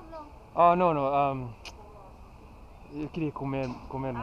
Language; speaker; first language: Spanish; non-native, learner; English